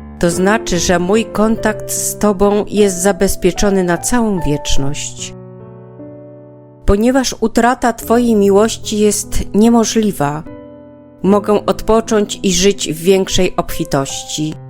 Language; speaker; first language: Polish; native; Polish